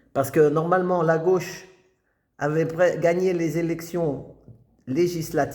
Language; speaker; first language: French; native; French